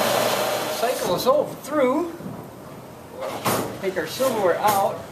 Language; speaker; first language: English; native; English